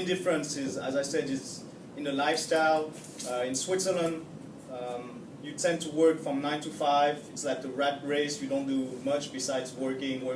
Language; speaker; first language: English; non-native, fluent; French